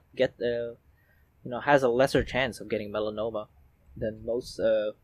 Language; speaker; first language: English; non-native, local second language; Filipino